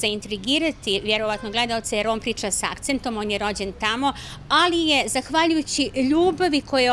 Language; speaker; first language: Bosnian; native; Bosnian